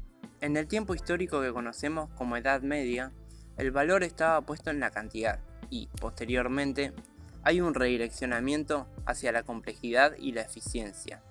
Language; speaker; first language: Spanish; native; Spanish